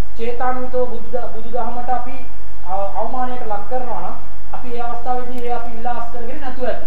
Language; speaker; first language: Sinhala; non-native, local second language; Tamil